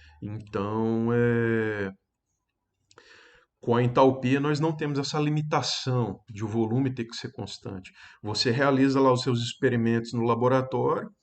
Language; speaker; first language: Portuguese; native; Portuguese